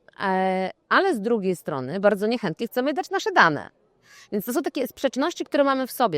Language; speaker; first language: Polish; native; Polish